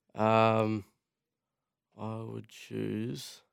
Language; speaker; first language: English; native; English